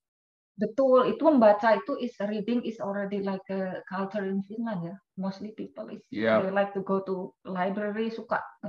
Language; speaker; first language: English; non-native, fluent; Indonesian